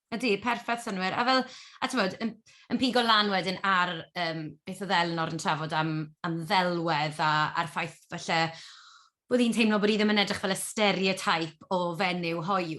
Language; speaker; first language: Welsh; native; Welsh